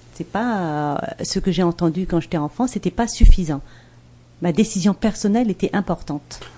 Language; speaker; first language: French; non-native, local second language; Malagasy